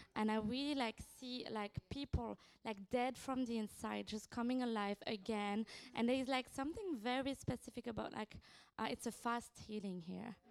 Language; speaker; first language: English; non-native, fluent; French